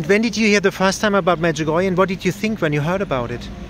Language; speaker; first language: English; non-native, fluent; German